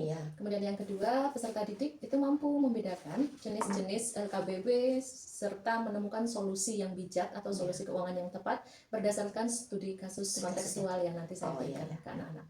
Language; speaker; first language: Indonesian; native; Indonesian